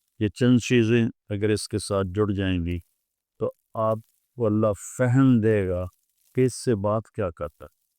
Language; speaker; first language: Urdu; non-native, local second language; Punjabi